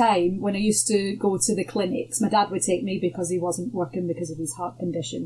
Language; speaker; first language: English; native; English